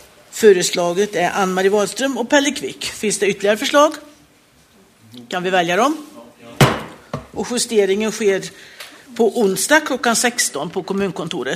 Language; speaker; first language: Swedish; native; Swedish